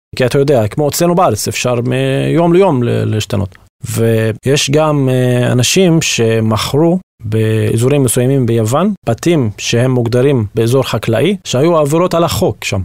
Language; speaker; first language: Hebrew; non-native, local second language; Arabic